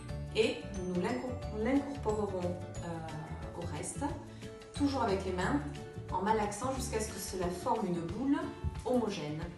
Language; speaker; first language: French; native; French